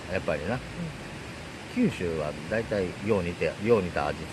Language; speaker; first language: Japanese; native; Japanese